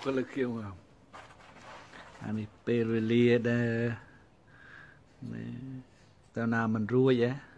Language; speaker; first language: Dutch; non-native, local second language; Khmer